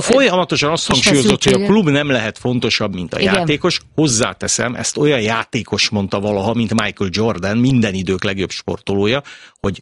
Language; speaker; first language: Hungarian; native; Hungarian